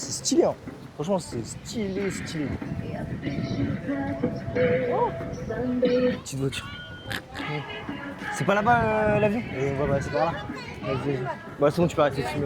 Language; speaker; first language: French; native; French